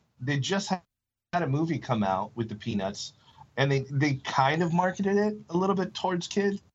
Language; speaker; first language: English; native; English